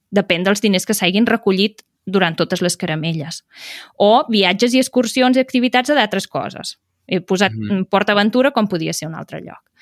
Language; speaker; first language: Catalan; native; Catalan